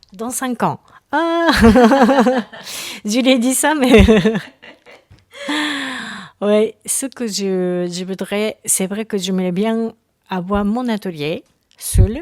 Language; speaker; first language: French; non-native, learner; Japanese